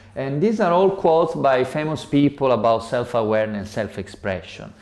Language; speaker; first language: English; non-native, learner; Italian